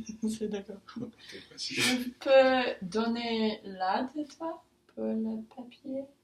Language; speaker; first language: French; non-native, learner; English